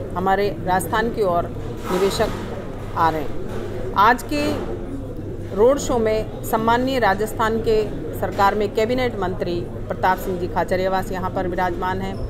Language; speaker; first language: Hindi; native; Hindi